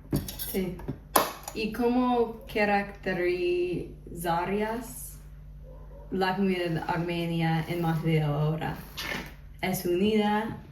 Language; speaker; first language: Spanish; non-native, fluent; English